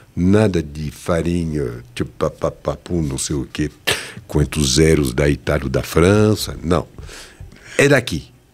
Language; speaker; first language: Portuguese; non-native, fluent; French